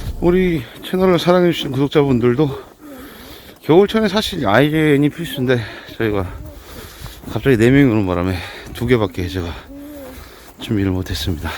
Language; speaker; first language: Korean; native; Korean